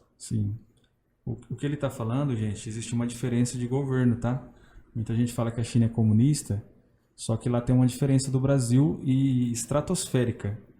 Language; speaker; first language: Portuguese; native; Portuguese